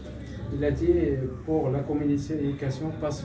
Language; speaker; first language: French; non-native, local second language; Arabic